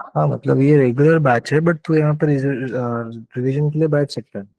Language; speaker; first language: Hindi; non-native, local second language; Marathi